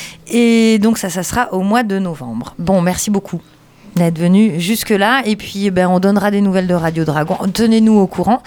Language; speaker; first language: French; native; French